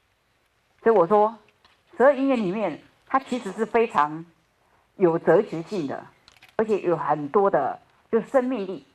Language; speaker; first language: Chinese; native; Chinese